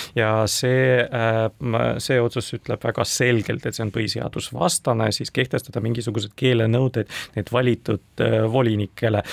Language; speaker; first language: Estonian; non-native, local second language; Russian